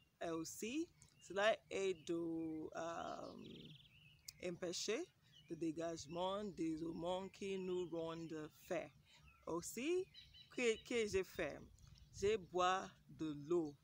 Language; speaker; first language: French; non-native, learner; English